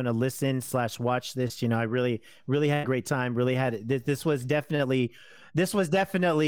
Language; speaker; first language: English; native; English